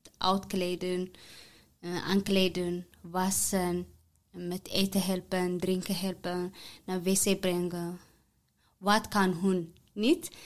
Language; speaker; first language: Dutch; non-native, learner; Tigrinya